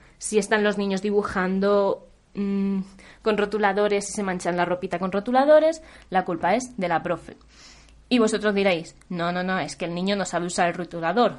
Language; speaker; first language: Spanish; native; Spanish